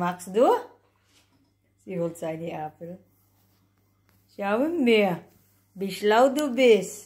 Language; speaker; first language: German; non-native, learner; Filipino